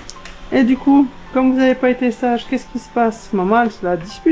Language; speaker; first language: French; native; French